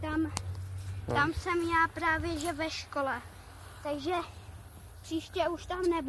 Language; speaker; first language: Czech; native; Czech